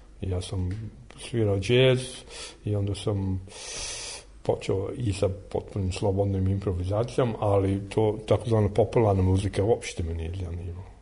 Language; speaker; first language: Serbian; non-native, fluent; English